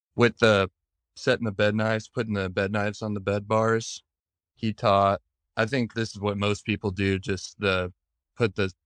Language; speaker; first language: English; native; English